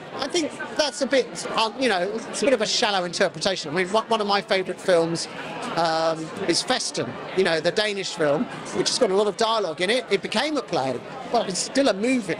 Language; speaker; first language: English; native; English